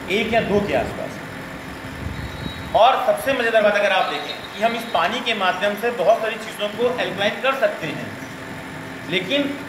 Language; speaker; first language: Hindi; native; Hindi